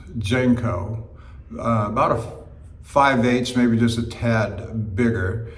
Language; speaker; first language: English; native; English